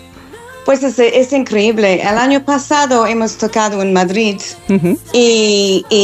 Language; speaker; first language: Spanish; non-native, fluent; English